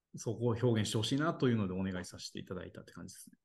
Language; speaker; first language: Japanese; native; Japanese